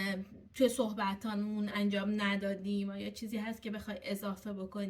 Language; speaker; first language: Persian; native; Persian